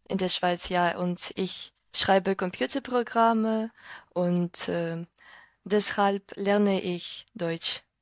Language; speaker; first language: German; non-native, learner; Ukrainian